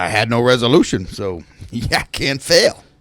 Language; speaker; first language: English; native; English